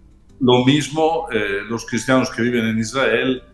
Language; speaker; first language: Spanish; non-native, fluent; Italian